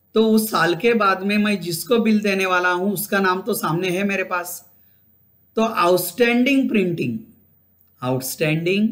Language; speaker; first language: Hindi; non-native, local second language; Marathi